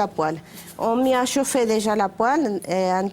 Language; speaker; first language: French; non-native, learner; Spanish